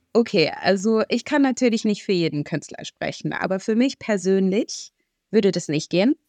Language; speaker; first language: German; early bilingual, other home language; Arabic